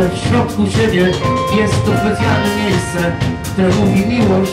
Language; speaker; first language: Polish; non-native, fluent; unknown